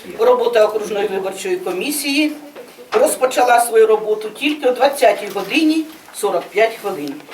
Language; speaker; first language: Ukrainian; native; Ukrainian